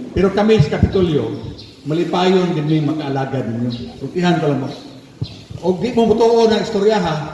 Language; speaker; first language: Cebuano; native; Cebuano